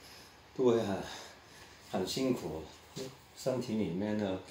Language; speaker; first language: Chinese; non-native, local second language; Cantonese